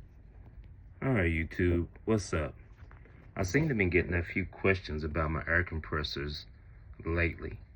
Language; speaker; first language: English; native; English